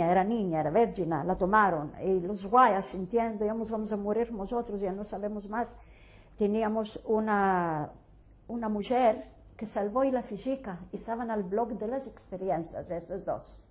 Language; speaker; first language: Spanish; early bilingual, heritage; Ladino